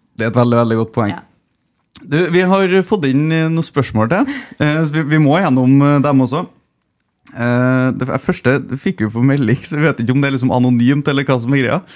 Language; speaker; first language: Norwegian; native; Norwegian